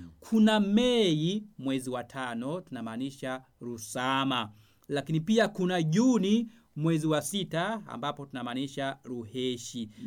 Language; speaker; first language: Swahili; non-native, local second language; Rundi